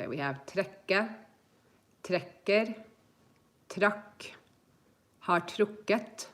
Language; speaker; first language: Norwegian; non-native, fluent; English